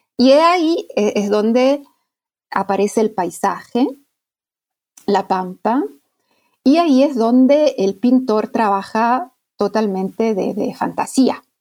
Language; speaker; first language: Spanish; non-native, fluent; Italian